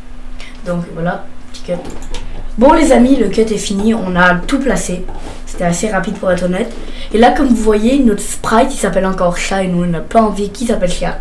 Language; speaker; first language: French; native; French